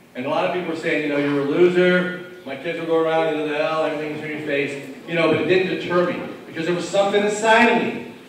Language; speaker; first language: English; native; English